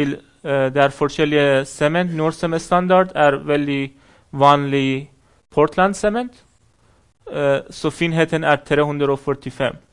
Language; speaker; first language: Norwegian; non-native, fluent; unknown